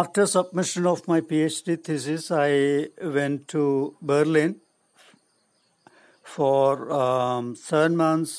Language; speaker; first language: English; non-native, local second language; Malayalam